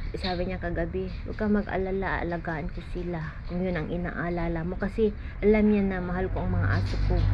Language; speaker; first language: Filipino; non-native, local second language; Iloko